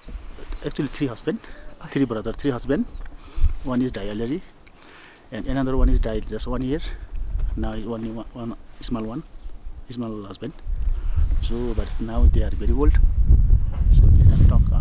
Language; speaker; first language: English; non-native, learner; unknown